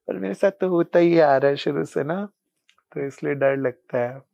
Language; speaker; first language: Hindi; non-native, local second language; Punjabi